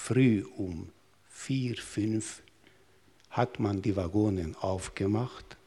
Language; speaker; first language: German; non-native, fluent; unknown